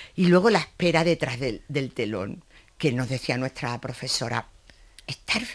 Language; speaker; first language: Spanish; native; Spanish